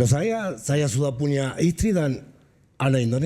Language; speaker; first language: Indonesian; non-native, fluent; Spanish